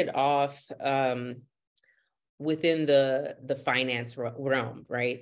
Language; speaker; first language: English; early bilingual, other home language; Haitian Creole